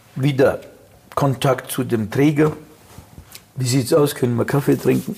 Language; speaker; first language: German; non-native, fluent; Russian